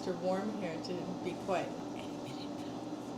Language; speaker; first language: English; native; English